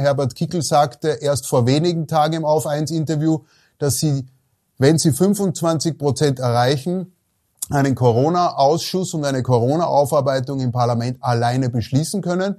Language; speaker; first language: German; native; German